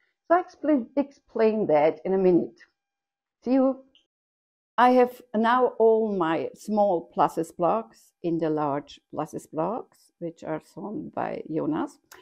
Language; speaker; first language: English; non-native, fluent; German